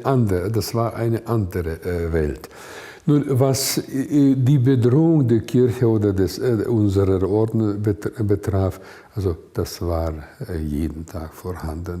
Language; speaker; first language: German; non-native, fluent; Hungarian